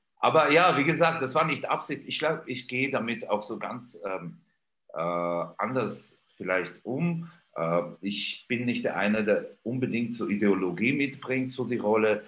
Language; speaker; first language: German; non-native, fluent; Georgian